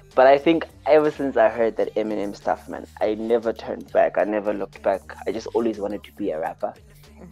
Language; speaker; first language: English; early bilingual, other home language; Xhosa